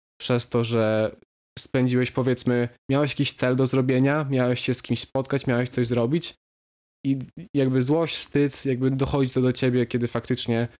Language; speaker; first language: Polish; native; Polish